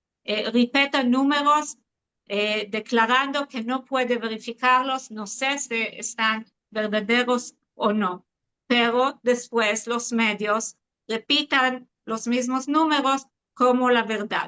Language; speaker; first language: Spanish; non-native, fluent; Hebrew